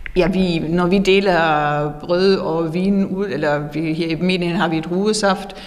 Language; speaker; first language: Danish; non-native, fluent; German